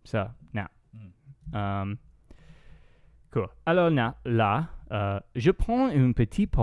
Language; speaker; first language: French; non-native, learner; English